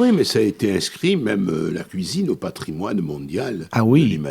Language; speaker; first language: French; native; French